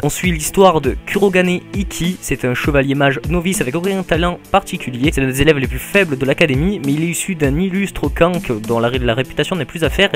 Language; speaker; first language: French; native; French